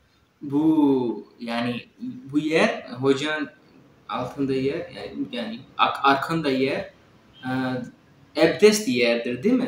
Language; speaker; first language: Turkish; non-native, learner; Urdu